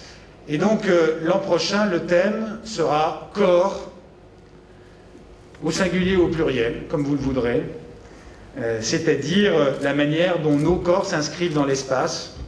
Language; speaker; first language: French; native; French